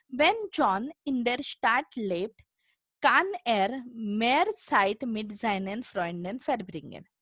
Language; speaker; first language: German; non-native, fluent; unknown